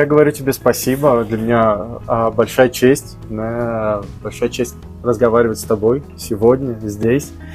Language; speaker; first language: Russian; non-native, learner; Portuguese